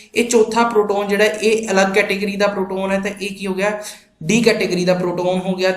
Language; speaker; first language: Hindi; non-native, local second language; Punjabi